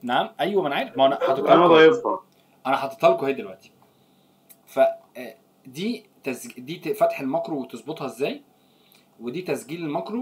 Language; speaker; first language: Arabic; native; Arabic